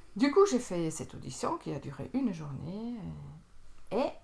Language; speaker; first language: French; native; French